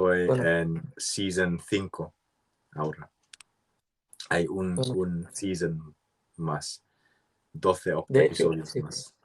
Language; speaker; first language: Spanish; non-native, learner; English